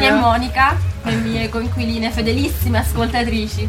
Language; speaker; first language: Italian; native; Italian